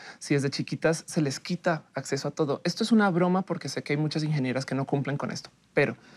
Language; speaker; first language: Spanish; native; Spanish